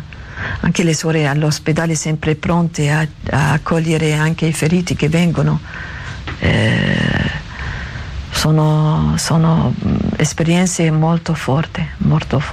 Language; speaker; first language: Italian; non-native, learner; Arabic